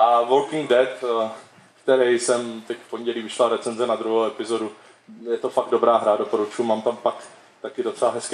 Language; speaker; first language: Czech; native; Czech